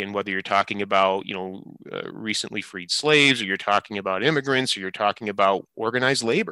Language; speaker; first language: English; native; English